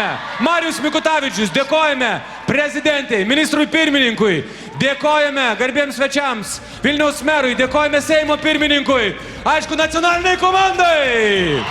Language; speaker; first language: Lithuanian; native; Lithuanian